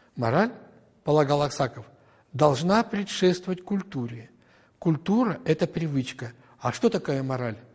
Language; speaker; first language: Russian; native; Russian